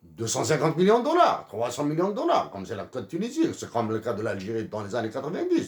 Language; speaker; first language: French; native; French